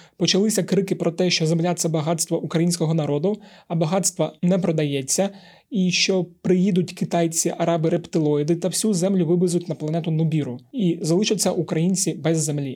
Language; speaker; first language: Ukrainian; non-native, local second language; Russian